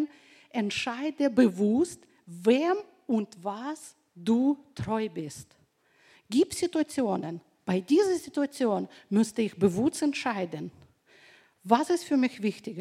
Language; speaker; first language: German; non-native, fluent; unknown